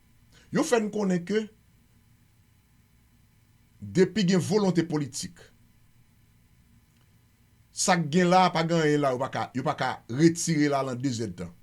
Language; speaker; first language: Haitian Creole; native; Haitian Creole